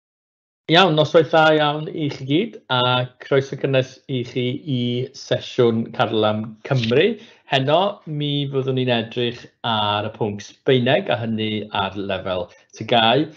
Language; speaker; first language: Welsh; native; Welsh